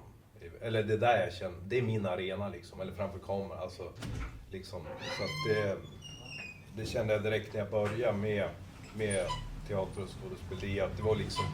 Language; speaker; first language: Swedish; native; Swedish